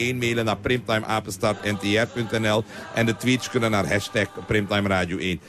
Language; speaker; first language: Dutch; non-native, local second language; Caribbean Hindustani